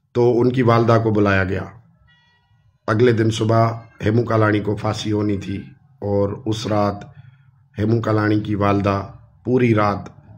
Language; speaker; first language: Urdu; non-native, local second language; Sindhi